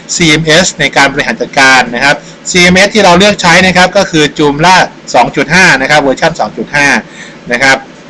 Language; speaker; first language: Thai; native; Thai